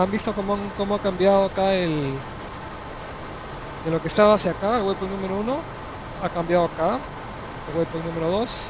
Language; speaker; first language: Spanish; native; Spanish